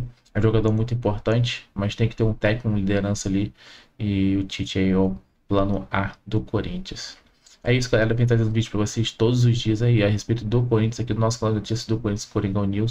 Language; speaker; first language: Portuguese; native; Portuguese